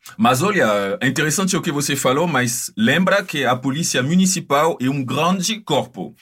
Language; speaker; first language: Portuguese; non-native, fluent; French